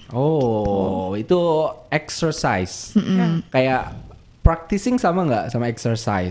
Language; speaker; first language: English; non-native, fluent; Indonesian